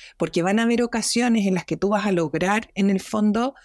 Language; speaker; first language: Spanish; native; Spanish